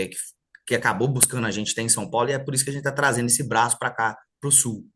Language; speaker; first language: Portuguese; native; Portuguese